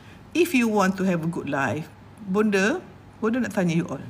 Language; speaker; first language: English; non-native, local second language; Malay